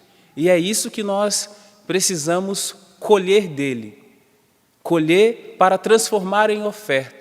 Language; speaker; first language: Portuguese; native; Portuguese